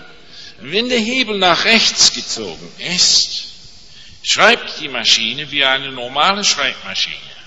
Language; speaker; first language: German; non-native, fluent; English